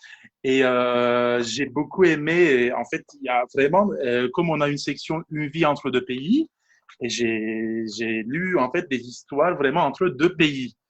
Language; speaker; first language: French; non-native, fluent; Turkish